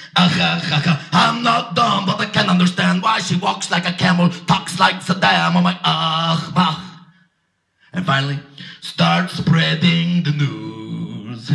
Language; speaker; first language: English; native; English